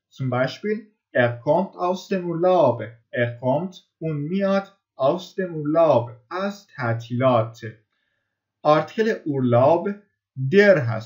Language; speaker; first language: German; non-native, fluent; Persian